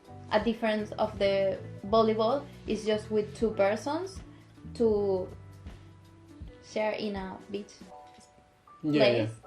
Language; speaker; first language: English; non-native, local second language; Spanish